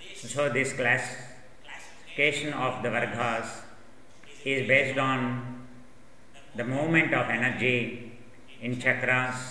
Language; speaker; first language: English; non-native, local second language; Telugu